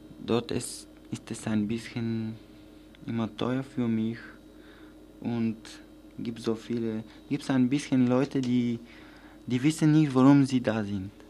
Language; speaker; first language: German; non-native, learner; Bulgarian